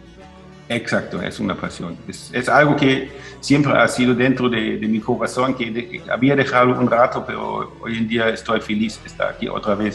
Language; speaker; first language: Spanish; non-native, fluent; German